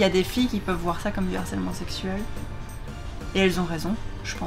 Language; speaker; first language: French; native; French